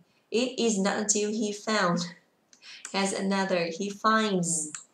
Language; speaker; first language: English; non-native, fluent; Vietnamese